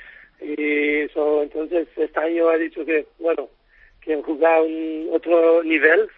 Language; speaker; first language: Spanish; non-native, learner; Dutch